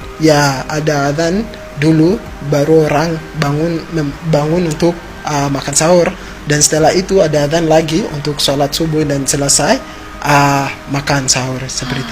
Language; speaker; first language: Indonesian; non-native, fluent; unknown